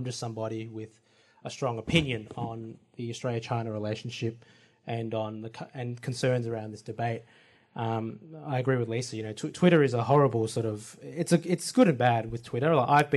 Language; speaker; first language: English; native; English